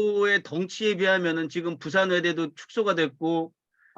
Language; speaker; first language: Korean; native; Korean